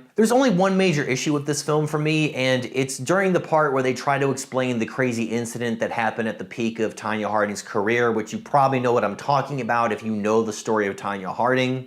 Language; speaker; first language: English; native; English